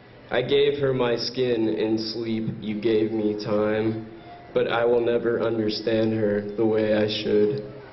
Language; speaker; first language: English; native; English